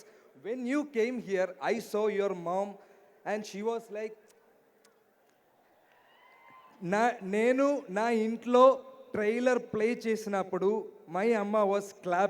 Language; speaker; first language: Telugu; non-native, learner; Malayalam